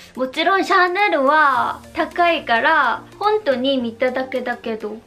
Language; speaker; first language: Japanese; non-native, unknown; Korean